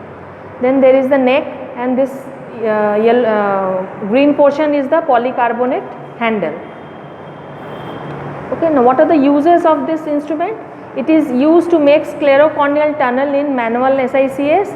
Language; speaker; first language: English; non-native, local second language; Bangla